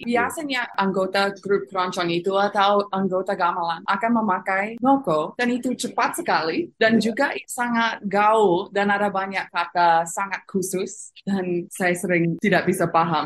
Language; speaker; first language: Indonesian; non-native, fluent; English